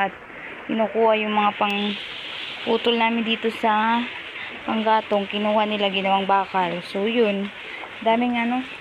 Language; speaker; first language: Filipino; non-native, local second language; Waray